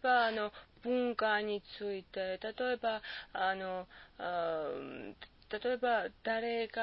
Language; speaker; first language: Japanese; non-native, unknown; Georgian